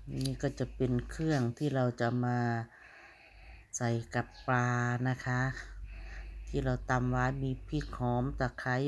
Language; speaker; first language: Thai; non-native, local second language; Lao